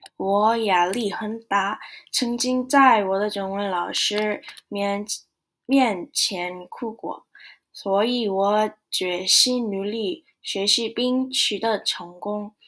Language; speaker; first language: Chinese; non-native, learner; Korean